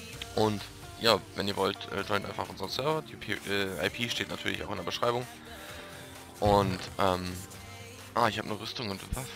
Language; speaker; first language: German; native; German